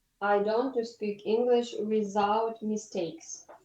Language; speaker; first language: English; non-native, learner; Ukrainian